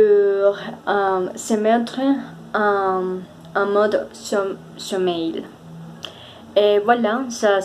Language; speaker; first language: French; non-native, fluent; Spanish